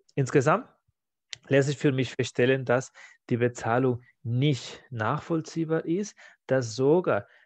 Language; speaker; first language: German; non-native, fluent; Spanish